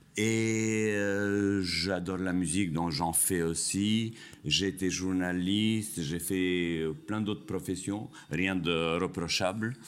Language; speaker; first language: French; non-native, fluent; Albanian